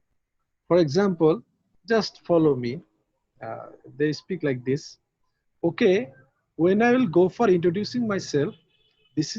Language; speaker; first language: English; non-native, fluent; Bangla